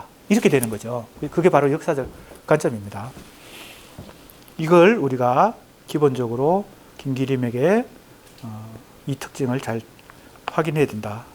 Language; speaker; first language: Korean; native; Korean